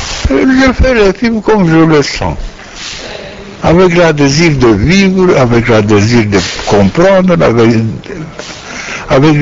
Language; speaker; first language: French; non-native, learner; Romanian